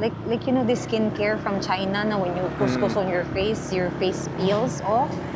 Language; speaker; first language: English; non-native, local second language; Filipino